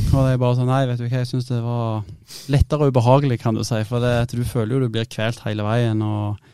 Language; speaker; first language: Norwegian; native; Norwegian